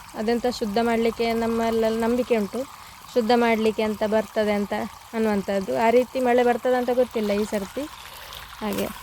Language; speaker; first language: Kannada; non-native, local second language; Tulu